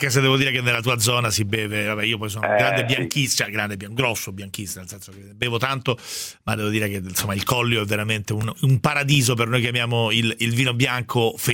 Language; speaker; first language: Italian; native; Italian